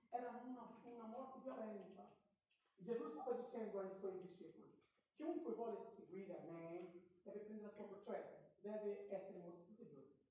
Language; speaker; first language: Italian; non-native, fluent; Portuguese